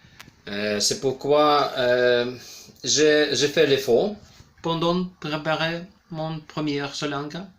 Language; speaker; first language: French; non-native, learner; Ukrainian